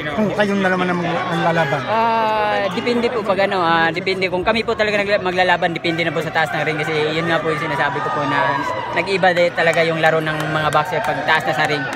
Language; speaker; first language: Filipino; non-native, local second language; Cebuano